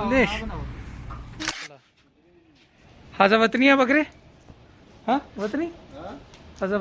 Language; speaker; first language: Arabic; non-native, learner; Urdu